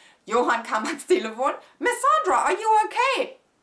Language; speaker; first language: English; non-native, fluent; German